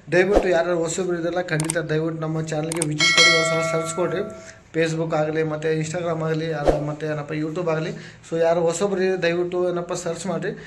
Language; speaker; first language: Kannada; non-native, local second language; Lambadi